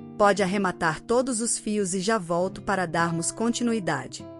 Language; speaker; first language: Portuguese; native; Portuguese